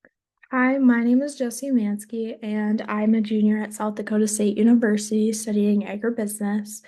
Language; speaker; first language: English; native; English